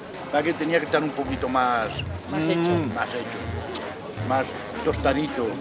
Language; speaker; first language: Spanish; native; Spanish